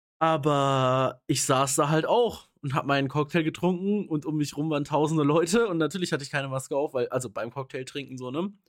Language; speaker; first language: German; native; German